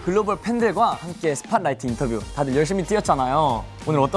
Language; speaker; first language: Korean; native; Korean